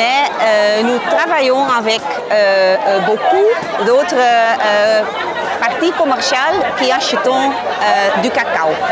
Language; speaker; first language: French; non-native, learner; Dutch